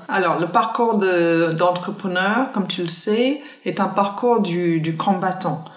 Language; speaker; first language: French; non-native, fluent; English